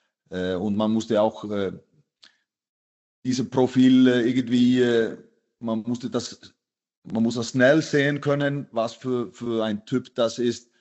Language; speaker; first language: German; non-native, fluent; Icelandic